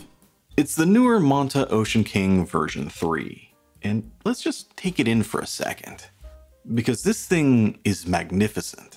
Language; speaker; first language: English; native; English